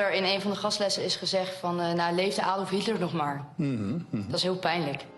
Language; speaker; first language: Dutch; native; Dutch